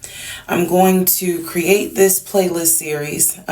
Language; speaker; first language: English; native; English